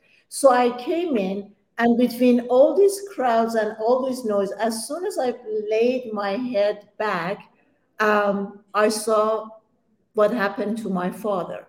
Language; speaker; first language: English; non-native, fluent; Persian